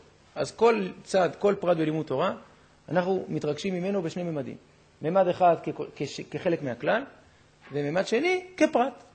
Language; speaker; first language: Hebrew; native; Hebrew